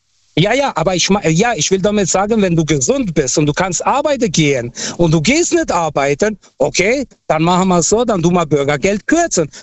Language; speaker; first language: German; non-native, fluent; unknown